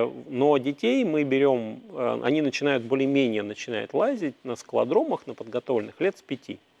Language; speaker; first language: Russian; native; Russian